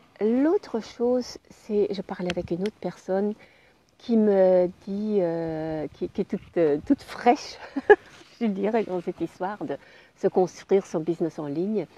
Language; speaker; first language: French; non-native, fluent; German